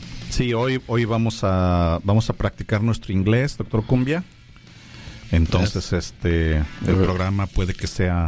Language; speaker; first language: Spanish; native; Spanish